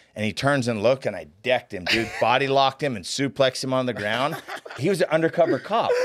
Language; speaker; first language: English; native; English